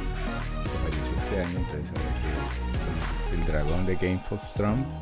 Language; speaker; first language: Spanish; native; Spanish